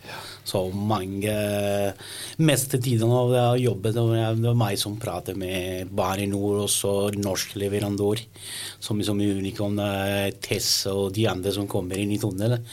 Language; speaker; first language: Norwegian; non-native, learner; Italian